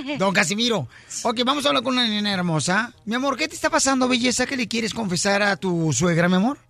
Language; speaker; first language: Spanish; native; Spanish